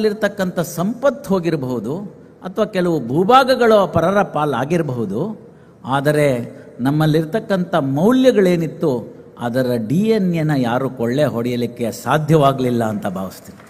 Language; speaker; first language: Kannada; native; Kannada